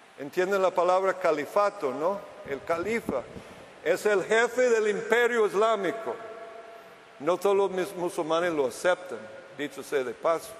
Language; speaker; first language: Spanish; non-native, fluent; English